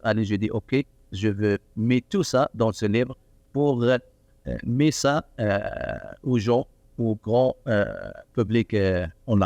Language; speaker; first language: French; non-native, learner; Arabic